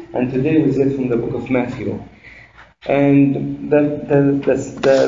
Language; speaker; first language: English; non-native, fluent; Arabic